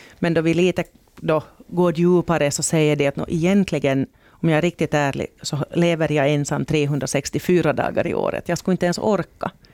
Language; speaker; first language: Swedish; native; Swedish